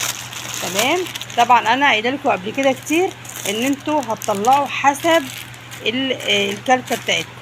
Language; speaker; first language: Arabic; native; Arabic